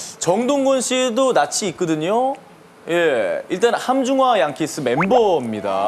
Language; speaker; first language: Korean; native; Korean